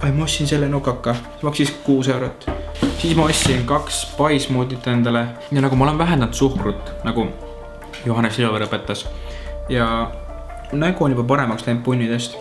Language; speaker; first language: Estonian; early bilingual, heritage; Estonian